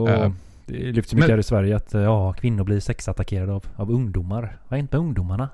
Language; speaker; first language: Swedish; native; Swedish